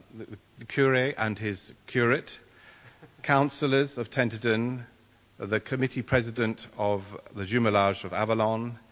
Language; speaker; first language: English; native; English